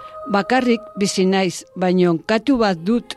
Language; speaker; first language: Basque; non-native, learner; Spanish